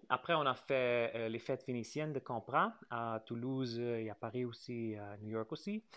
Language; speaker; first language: French; non-native, fluent; Dutch